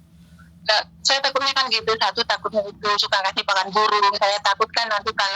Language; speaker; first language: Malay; non-native, local second language; Javanese